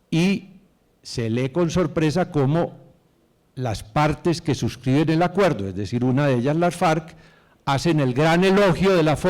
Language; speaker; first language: Spanish; native; Spanish